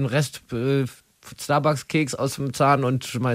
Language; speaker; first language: German; native; German